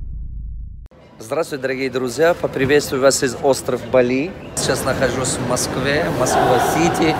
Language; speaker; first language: Russian; non-native, local second language; Tajik